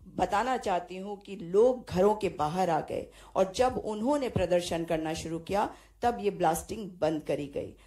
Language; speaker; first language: Hindi; native; Hindi